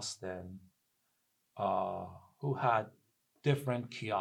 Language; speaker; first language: English; non-native, fluent; Persian